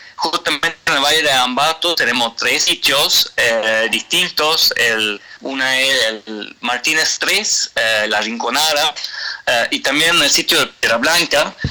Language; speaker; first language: Spanish; non-native, fluent; Swedish